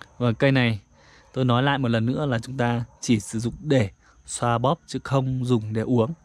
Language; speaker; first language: Vietnamese; non-native, local second language; Iu Mien